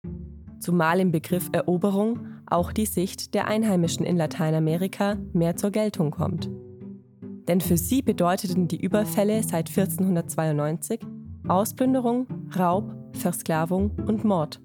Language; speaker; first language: German; native; German